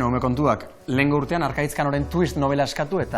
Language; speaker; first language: Basque; native; Basque